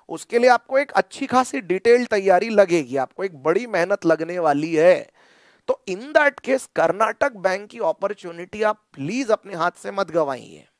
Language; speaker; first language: Hindi; non-native, local second language; Marathi